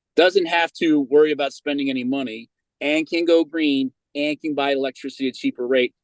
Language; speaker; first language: English; native; English